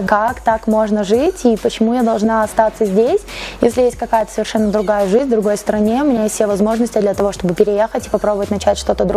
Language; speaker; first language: Russian; native; Russian